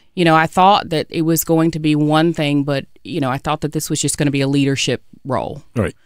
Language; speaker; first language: English; native; English